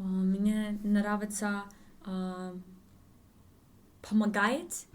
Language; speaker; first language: Russian; non-native, learner; English